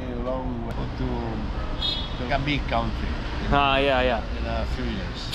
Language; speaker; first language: English; non-native, learner; Spanish